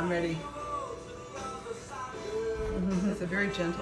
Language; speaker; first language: English; native; English